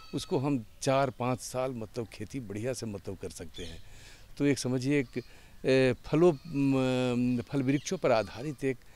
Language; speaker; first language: Hindi; native; Hindi